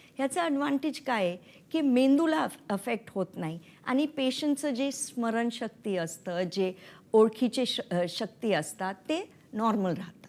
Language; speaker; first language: Marathi; non-native, local second language; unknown